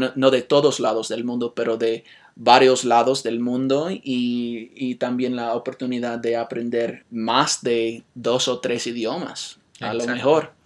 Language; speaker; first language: Spanish; non-native, fluent; English